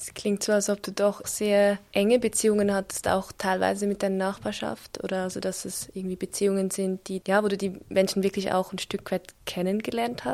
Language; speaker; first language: German; native; German